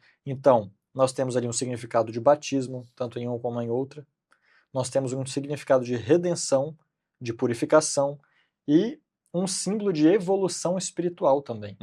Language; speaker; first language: Portuguese; native; Portuguese